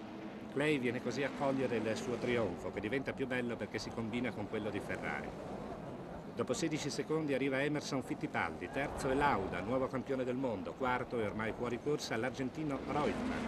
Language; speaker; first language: Italian; native; Italian